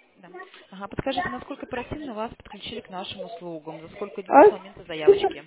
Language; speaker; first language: Russian; native; Russian